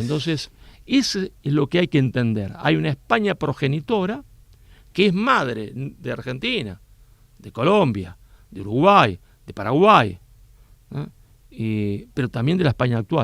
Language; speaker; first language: Spanish; native; Spanish